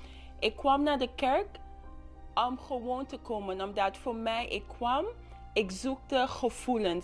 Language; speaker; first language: Dutch; non-native, local second language; English